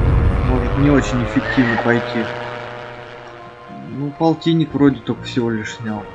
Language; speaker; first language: Russian; native; Russian